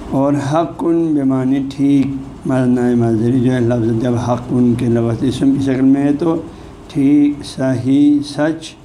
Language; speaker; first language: Urdu; non-native, local second language; Balti